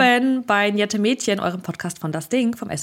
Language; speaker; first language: German; early bilingual, other home language; Russian